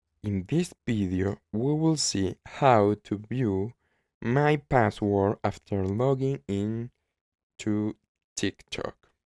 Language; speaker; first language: English; non-native, learner; Spanish